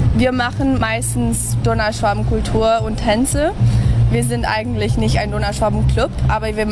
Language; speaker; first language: German; early bilingual, heritage; English